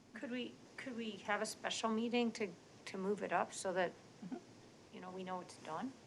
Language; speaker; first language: English; native; English